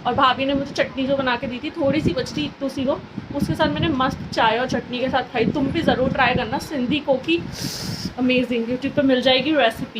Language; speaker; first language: Hindi; native; Hindi